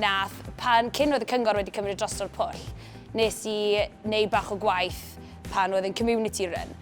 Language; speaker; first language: Welsh; native; Welsh